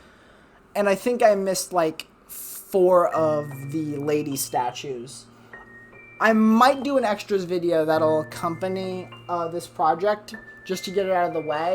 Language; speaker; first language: English; native; English